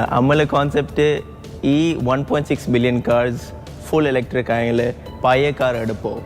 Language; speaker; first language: Malayalam; early bilingual, heritage; Malayalam